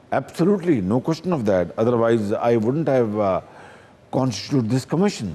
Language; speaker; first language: English; non-native, local second language; Punjabi